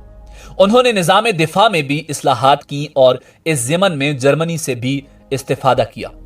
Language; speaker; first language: Urdu; native; Urdu